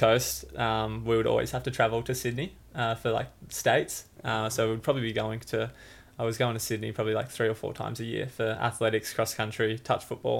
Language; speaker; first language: English; native; English